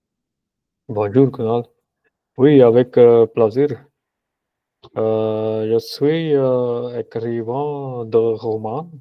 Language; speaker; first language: French; non-native, learner; Punjabi